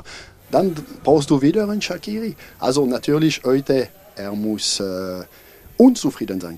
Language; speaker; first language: German; non-native, fluent; French